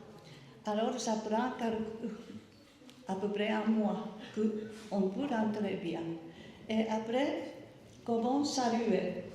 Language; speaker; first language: French; non-native, learner; Japanese